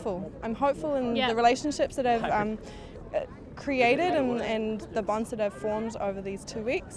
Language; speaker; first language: English; native; English